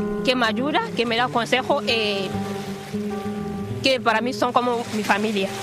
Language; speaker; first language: Spanish; non-native, learner; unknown